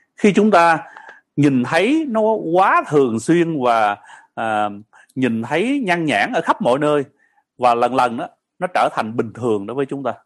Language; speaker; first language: Vietnamese; early bilingual, heritage; Vietnamese